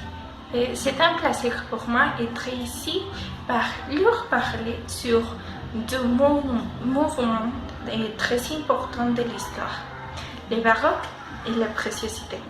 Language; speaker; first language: French; non-native, learner; Spanish